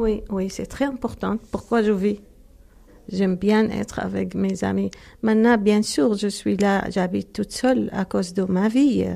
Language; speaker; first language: French; non-native, learner; Arabic